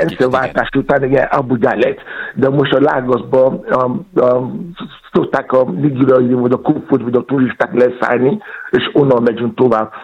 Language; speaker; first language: Hungarian; non-native, fluent; Yoruba